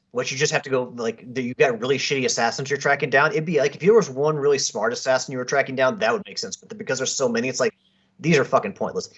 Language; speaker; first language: English; native; English